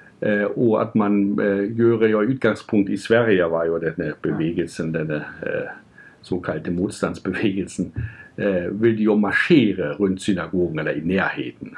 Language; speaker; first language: Norwegian; non-native, fluent; German